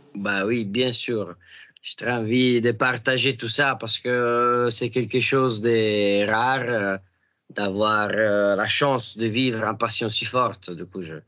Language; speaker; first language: French; non-native, fluent; Italian